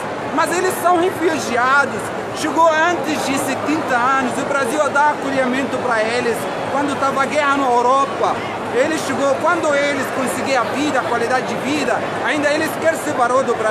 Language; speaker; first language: Portuguese; non-native, learner; Arabic